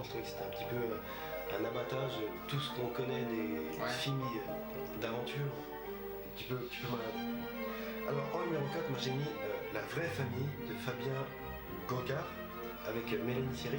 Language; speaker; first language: French; native; French